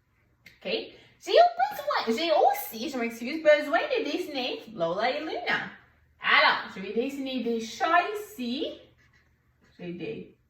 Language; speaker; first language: French; non-native, fluent; English